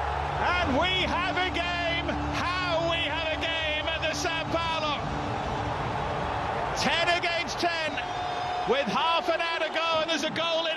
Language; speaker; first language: English; native; English